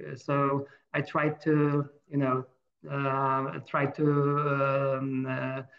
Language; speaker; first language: English; non-native, fluent; Polish